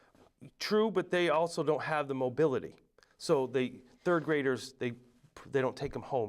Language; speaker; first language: English; native; English